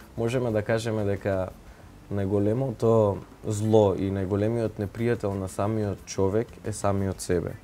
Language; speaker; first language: Macedonian; non-native, local second language; Turkish